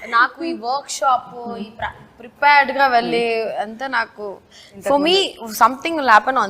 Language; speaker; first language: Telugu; non-native, local second language; Tamil